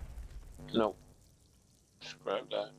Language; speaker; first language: English; native; English